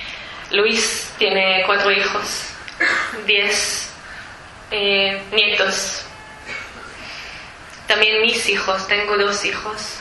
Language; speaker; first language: Spanish; early bilingual, heritage; Spanish